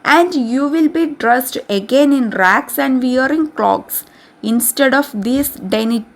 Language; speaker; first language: English; non-native, local second language; Malayalam